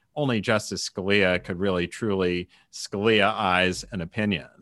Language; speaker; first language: English; native; English